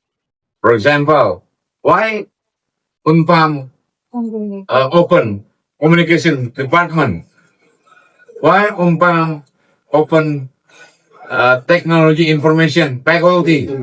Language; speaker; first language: English; non-native, learner; Indonesian